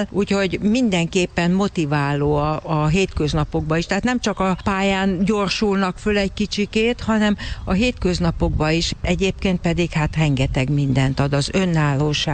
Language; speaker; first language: Hungarian; native; Hungarian